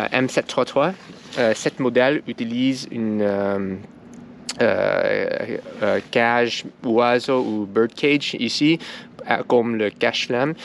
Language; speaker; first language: French; non-native, learner; English